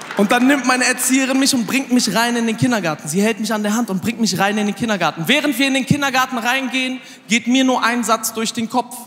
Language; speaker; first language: German; early bilingual, other home language; Arabic